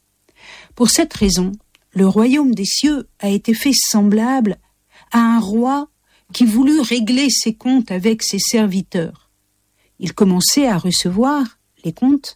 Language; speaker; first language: French; native; French